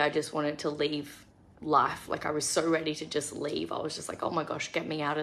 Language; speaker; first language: English; native; English